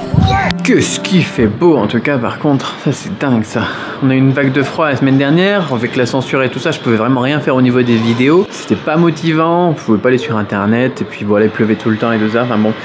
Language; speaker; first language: French; native; French